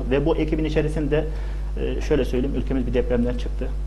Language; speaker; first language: Turkish; native; Turkish